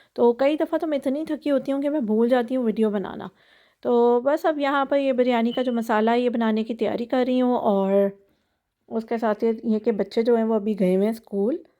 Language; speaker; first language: Urdu; native; Urdu